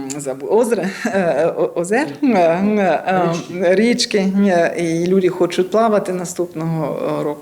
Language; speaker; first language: Ukrainian; non-native, learner; German